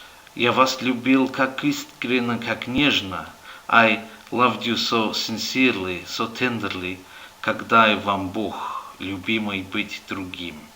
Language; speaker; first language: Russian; non-native, fluent; English